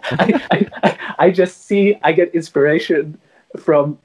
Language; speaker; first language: English; non-native, fluent; Dutch